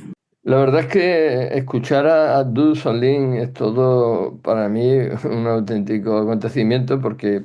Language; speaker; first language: Spanish; native; Spanish